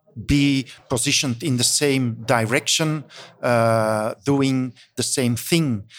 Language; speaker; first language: English; non-native, fluent; Dutch